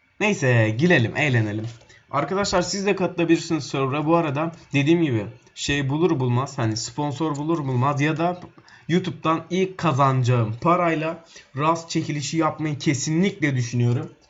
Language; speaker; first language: Turkish; native; Turkish